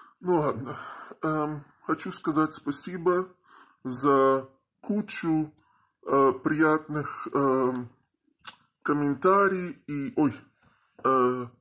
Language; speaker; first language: Russian; early bilingual, heritage; Russian